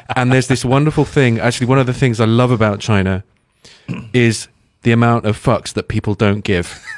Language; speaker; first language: English; native; English